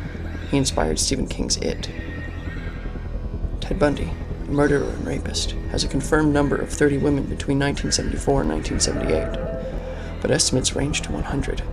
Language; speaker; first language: English; native; English